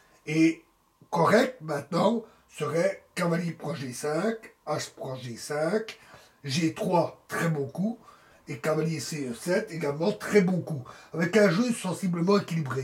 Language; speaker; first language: French; native; French